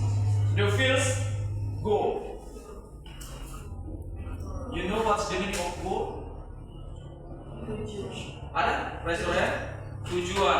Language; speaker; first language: English; non-native, learner; Indonesian